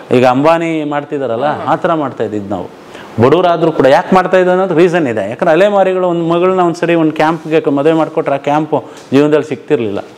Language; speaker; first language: Kannada; non-native, local second language; Lambadi